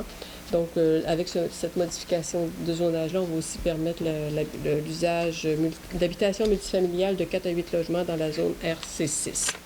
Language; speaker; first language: French; native; French